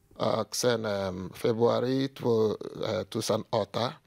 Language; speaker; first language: Swedish; non-native, fluent; Igbo